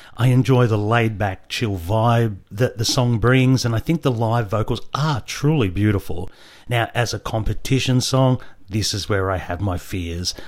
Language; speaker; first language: English; native; English